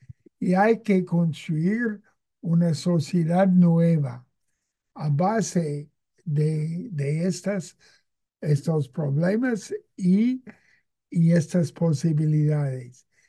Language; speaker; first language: Spanish; non-native, fluent; English